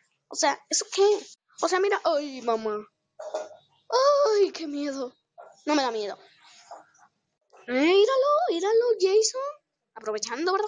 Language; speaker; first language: Spanish; native; Spanish